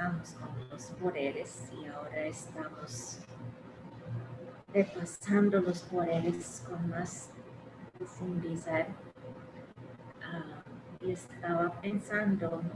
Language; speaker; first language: Spanish; early bilingual, heritage; English